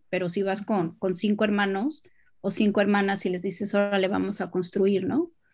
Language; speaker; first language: Spanish; native; Spanish